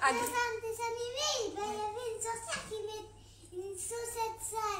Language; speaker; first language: French; native; French